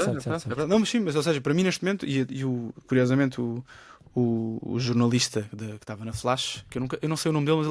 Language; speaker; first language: Portuguese; native; Portuguese